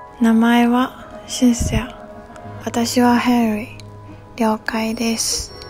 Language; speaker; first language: Japanese; non-native, learner; Chinese